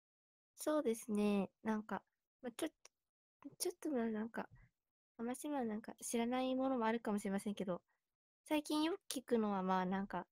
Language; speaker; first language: Japanese; native; Japanese